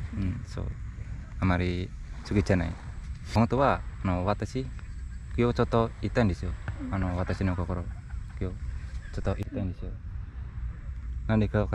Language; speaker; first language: Japanese; non-native, learner; Indonesian